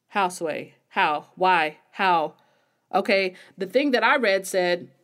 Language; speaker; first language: English; native; English